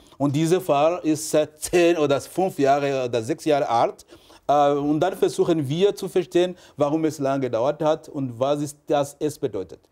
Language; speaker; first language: German; non-native, fluent; French